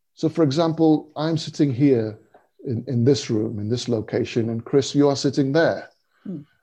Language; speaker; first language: English; native; English